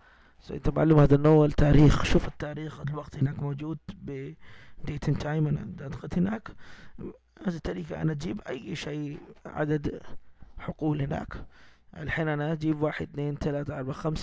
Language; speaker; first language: Arabic; non-native, learner; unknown